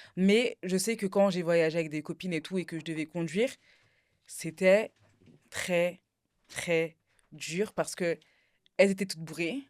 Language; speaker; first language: French; native; French